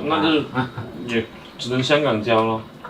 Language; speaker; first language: Chinese; native; Chinese